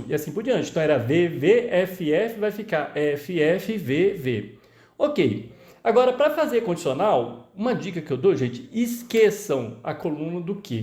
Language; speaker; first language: Portuguese; native; Portuguese